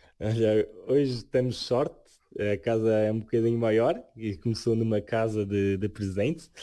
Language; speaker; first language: Portuguese; early bilingual, heritage; Portuguese